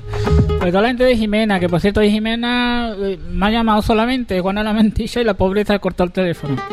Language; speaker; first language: Spanish; native; Spanish